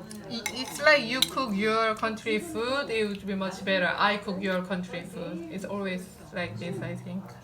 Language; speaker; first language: English; non-native, fluent; Korean